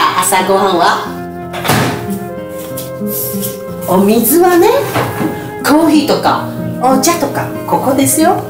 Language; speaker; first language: Japanese; non-native, learner; Chinese